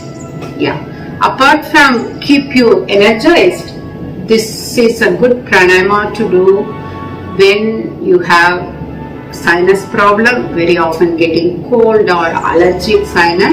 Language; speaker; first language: English; non-native, local second language; Tamil